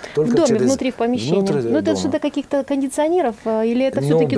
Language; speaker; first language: Russian; native; Russian